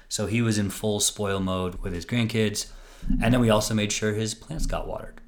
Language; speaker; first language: English; native; English